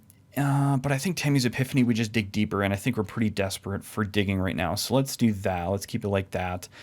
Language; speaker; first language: English; native; English